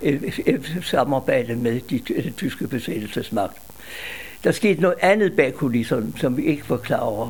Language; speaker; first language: Danish; native; Danish